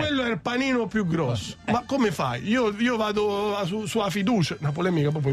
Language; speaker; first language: Italian; native; Italian